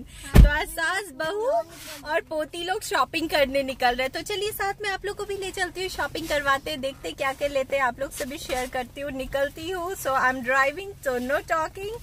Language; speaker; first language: Hindi; native; Hindi